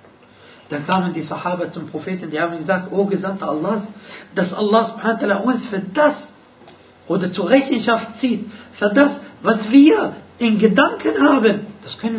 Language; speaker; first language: German; non-native, fluent; Arabic